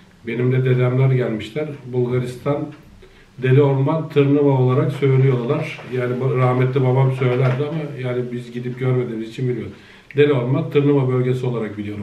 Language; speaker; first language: Turkish; native; Turkish